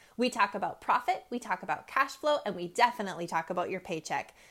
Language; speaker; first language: English; native; English